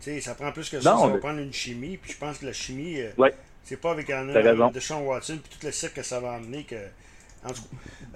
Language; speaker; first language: French; native; French